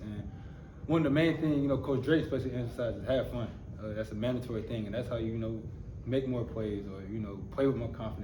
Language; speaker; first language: English; native; English